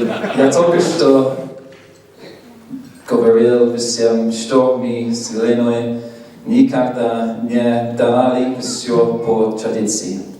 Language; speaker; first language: Russian; non-native, learner; English